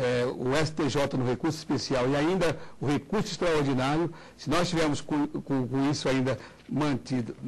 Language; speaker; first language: Portuguese; native; Portuguese